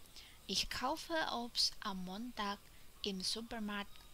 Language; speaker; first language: German; non-native, fluent; Indonesian